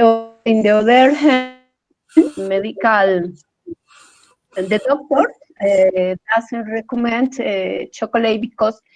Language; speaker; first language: English; non-native, learner; Spanish